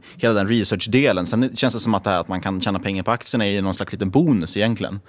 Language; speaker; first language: Swedish; native; Swedish